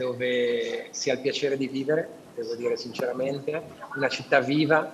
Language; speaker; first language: Italian; native; Italian